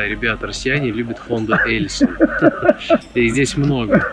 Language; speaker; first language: Russian; native; Russian